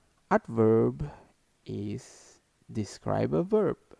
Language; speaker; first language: English; non-native, learner; Indonesian